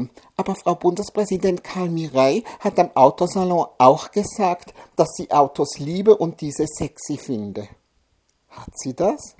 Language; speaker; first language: German; native; German